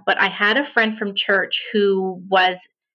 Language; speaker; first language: English; native; English